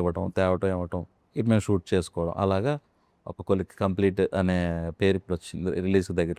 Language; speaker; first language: Telugu; native; Telugu